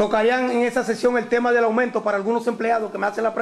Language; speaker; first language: Spanish; native; Spanish